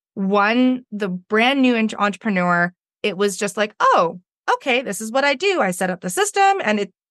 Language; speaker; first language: English; native; English